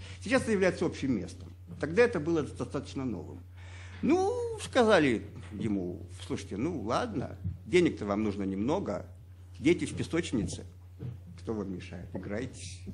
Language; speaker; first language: Russian; native; Russian